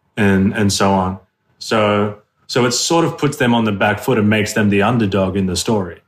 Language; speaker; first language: English; native; English